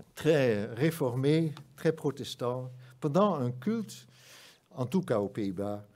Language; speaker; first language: French; non-native, fluent; Dutch